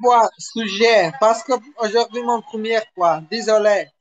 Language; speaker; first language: French; non-native, learner; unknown